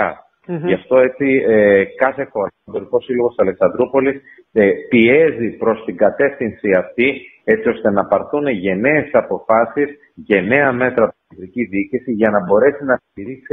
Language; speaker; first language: Greek; native; Greek